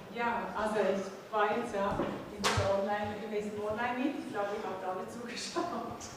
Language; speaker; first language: German; non-native, learner; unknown